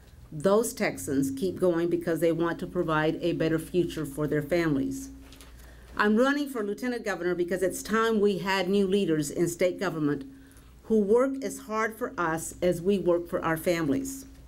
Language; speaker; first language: English; early bilingual, other home language; Spanish